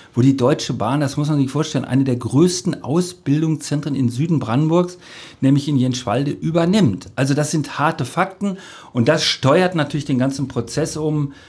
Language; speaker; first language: German; native; German